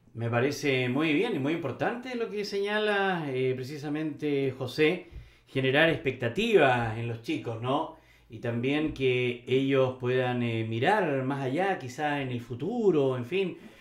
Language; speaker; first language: Spanish; native; Spanish